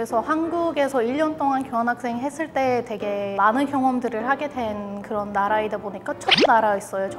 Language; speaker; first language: Korean; non-native, fluent; Turkish